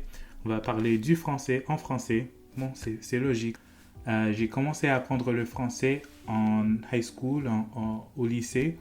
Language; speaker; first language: French; non-native, fluent; English